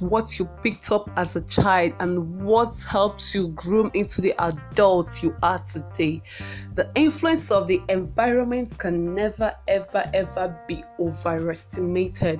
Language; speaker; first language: English; non-native, local second language; Igbo